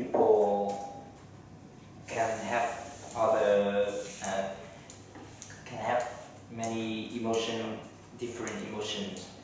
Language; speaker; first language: English; non-native, learner; Vietnamese